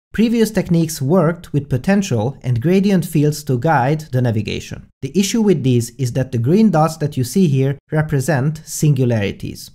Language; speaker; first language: English; non-native, fluent; Hungarian